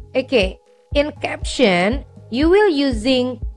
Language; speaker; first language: English; non-native, fluent; Indonesian